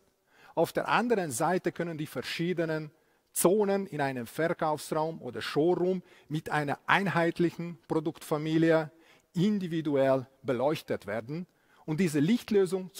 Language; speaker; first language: German; non-native, fluent; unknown